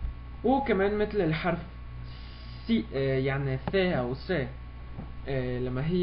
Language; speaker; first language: Arabic; early bilingual, heritage; Arabic